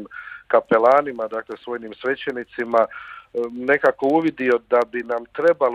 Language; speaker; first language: Croatian; native; Croatian